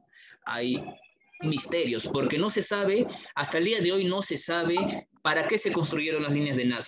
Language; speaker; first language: Spanish; native; Spanish